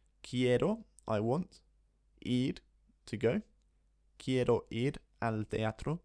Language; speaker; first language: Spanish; non-native, fluent; English